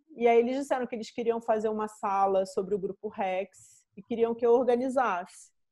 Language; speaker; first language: Portuguese; native; Portuguese